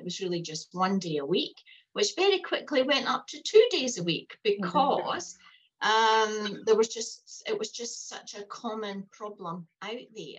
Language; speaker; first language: English; native; English